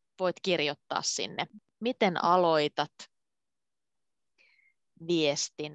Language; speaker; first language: Finnish; native; Finnish